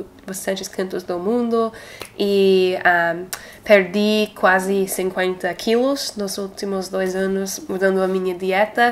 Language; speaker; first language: Portuguese; non-native, fluent; English